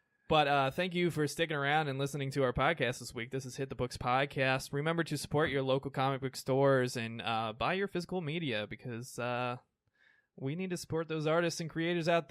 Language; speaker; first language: English; native; English